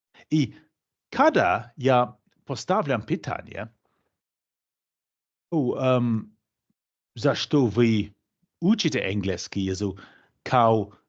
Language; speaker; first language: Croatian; non-native, fluent; English